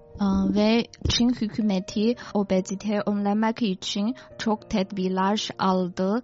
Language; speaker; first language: Turkish; non-native, fluent; Chinese